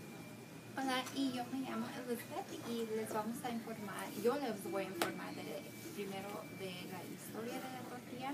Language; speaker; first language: Spanish; early bilingual, heritage; Spanish